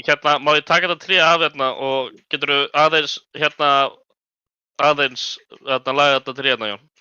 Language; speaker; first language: Icelandic; native; Icelandic